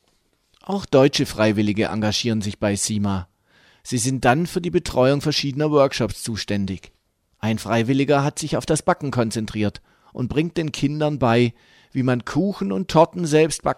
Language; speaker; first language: German; native; German